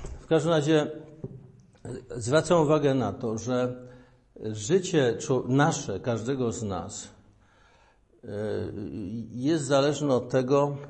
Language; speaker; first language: Polish; native; Polish